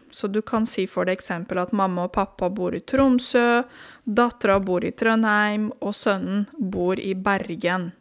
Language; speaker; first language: Norwegian; non-native, fluent; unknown